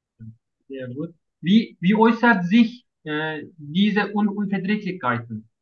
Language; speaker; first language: German; non-native, learner; Turkish